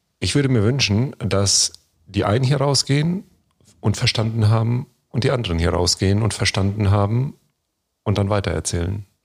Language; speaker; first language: German; native; German